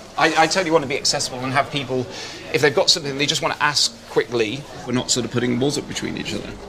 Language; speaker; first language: English; native; English